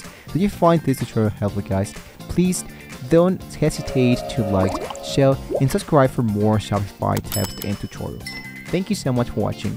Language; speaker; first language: English; non-native, fluent; Spanish